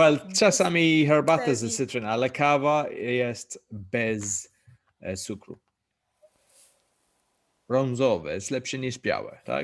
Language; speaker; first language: Polish; non-native, learner; English